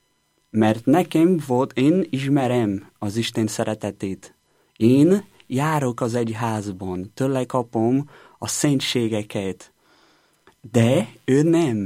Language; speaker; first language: Hungarian; non-native, learner; Portuguese